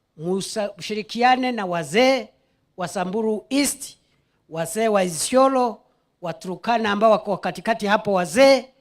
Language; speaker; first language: Swahili; non-native, local second language; Meru